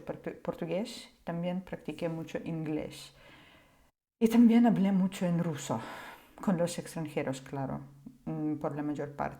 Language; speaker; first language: Spanish; non-native, fluent; Ukrainian